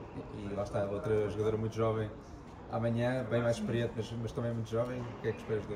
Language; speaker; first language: Portuguese; native; Portuguese